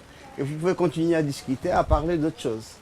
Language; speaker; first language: French; non-native, fluent; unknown